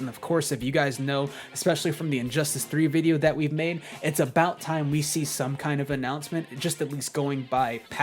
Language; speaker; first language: English; native; English